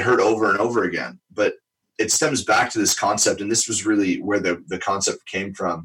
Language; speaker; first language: English; native; English